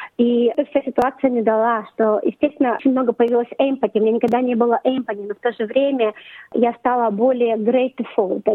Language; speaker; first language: Russian; native; Russian